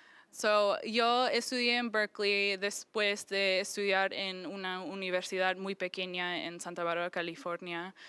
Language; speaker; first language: Spanish; early bilingual, heritage; English